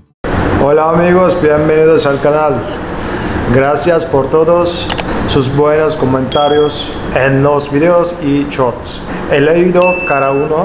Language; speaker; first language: Spanish; non-native, learner; Turkish